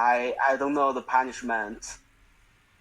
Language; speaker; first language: English; non-native, learner; Chinese